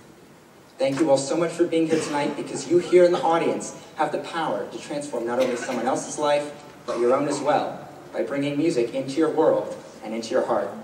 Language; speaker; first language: English; native; English